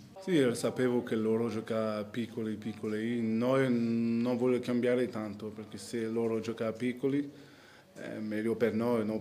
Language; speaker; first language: Italian; non-native, learner; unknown